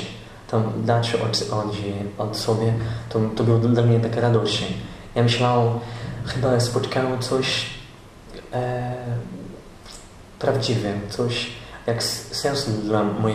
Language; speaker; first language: Polish; non-native, learner; Portuguese